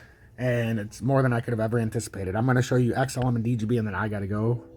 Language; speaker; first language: English; native; English